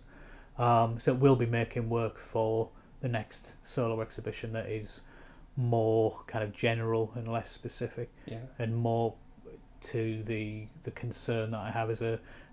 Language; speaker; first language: English; native; English